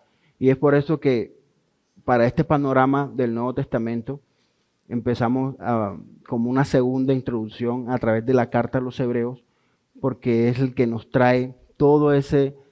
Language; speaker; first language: Spanish; native; Spanish